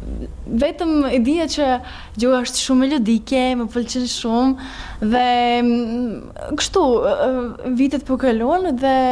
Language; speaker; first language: Albanian; non-native, fluent; Serbian